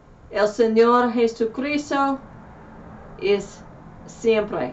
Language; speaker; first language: Spanish; non-native, learner; English